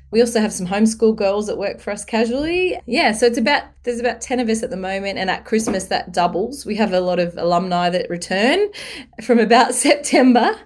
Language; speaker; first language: English; native; English